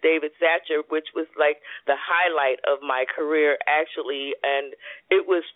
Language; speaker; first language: English; native; English